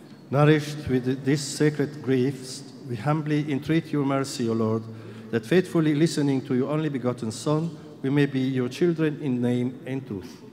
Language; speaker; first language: English; non-native, fluent; Italian